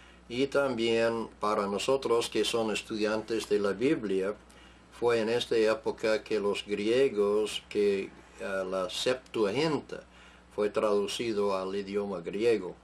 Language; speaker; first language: Spanish; non-native, fluent; English